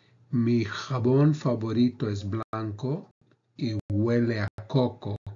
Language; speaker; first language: Spanish; non-native, fluent; English